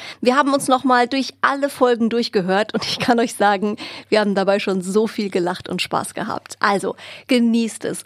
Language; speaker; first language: German; native; German